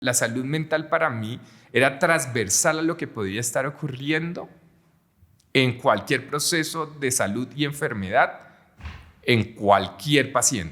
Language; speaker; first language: Spanish; native; Spanish